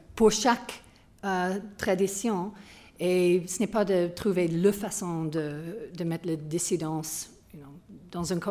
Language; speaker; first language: French; non-native, learner; English